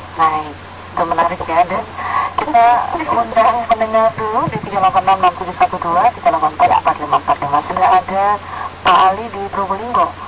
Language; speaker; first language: Indonesian; native; Indonesian